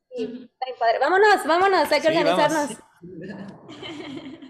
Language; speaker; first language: Spanish; native; Spanish